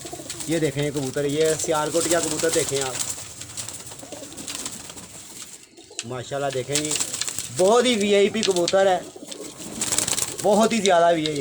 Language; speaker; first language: Hindi; non-native, local second language; Punjabi